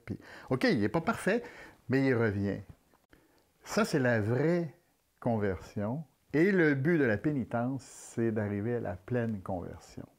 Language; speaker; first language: French; native; French